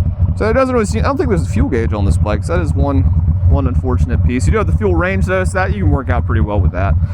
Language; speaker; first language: English; native; English